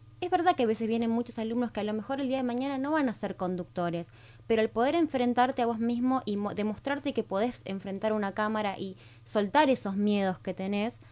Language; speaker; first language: Spanish; native; Spanish